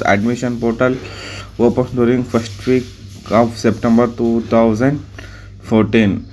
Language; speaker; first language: English; non-native, local second language; Kannada